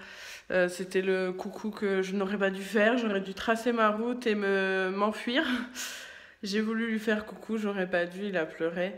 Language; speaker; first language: French; native; French